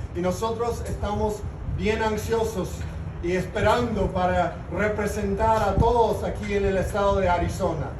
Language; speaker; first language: Spanish; early bilingual, other home language; English